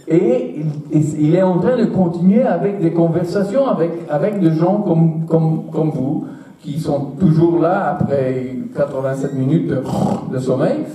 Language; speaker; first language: French; non-native, fluent; Italian